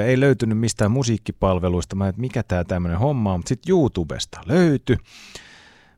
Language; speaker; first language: Finnish; native; Finnish